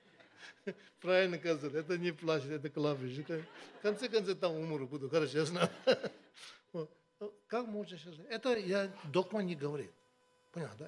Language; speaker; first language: Russian; non-native, learner; Tibetan